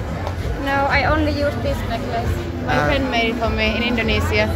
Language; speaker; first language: English; non-native, learner; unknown